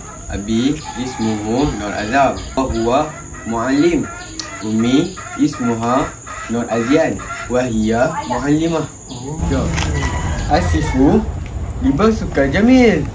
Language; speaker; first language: Arabic; non-native, learner; Malay